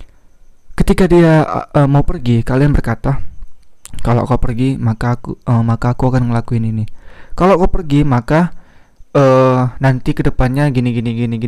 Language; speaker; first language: Indonesian; native; Indonesian